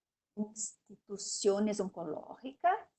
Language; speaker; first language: Spanish; non-native, learner; Portuguese